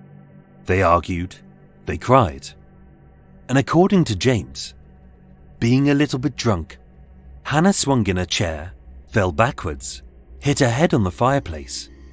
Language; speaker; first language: English; native; English